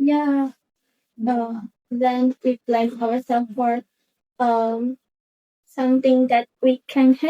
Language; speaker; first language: English; non-native, learner; Indonesian